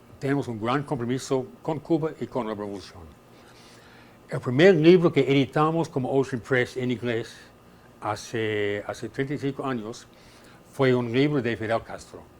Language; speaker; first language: Spanish; non-native, fluent; English